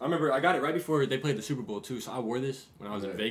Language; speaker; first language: English; native; English